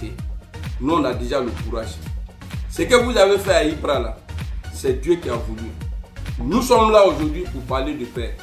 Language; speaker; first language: French; native; French